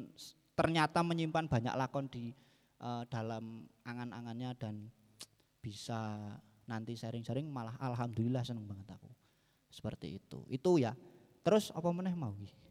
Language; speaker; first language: Indonesian; native; Indonesian